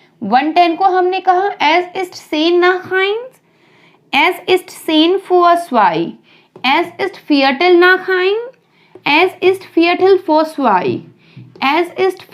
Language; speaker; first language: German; non-native, fluent; Hindi